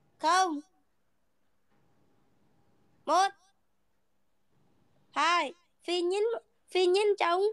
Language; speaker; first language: Vietnamese; non-native, learner; Indonesian